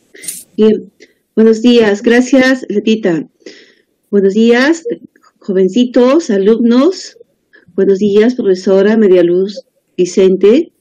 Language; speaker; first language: Spanish; native; Spanish